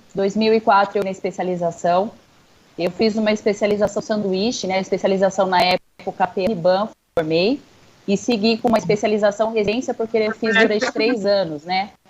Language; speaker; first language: Portuguese; native; Portuguese